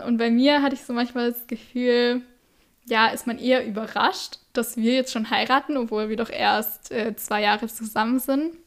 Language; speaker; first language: German; native; German